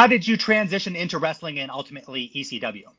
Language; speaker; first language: English; native; English